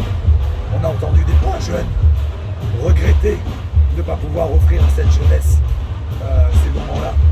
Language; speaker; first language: French; native; French